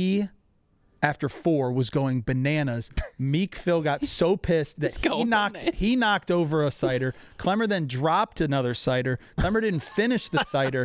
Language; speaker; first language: English; native; English